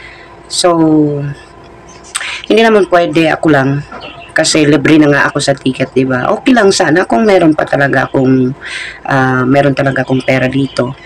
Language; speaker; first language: Filipino; native; Filipino